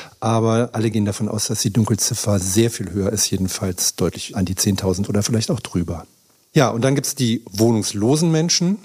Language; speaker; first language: German; native; German